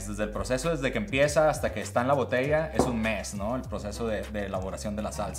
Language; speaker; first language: Spanish; native; Spanish